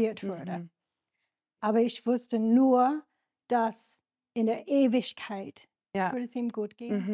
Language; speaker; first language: German; non-native, learner; English